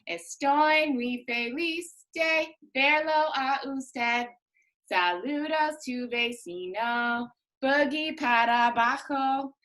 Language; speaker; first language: Spanish; non-native, fluent; English